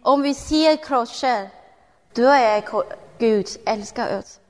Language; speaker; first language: Swedish; non-native, learner; Thai